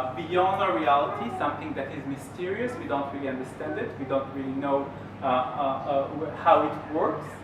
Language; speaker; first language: English; non-native, fluent; Hebrew